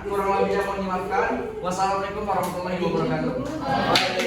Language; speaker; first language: Indonesian; native; Indonesian